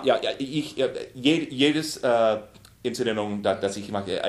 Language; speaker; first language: German; non-native, learner; English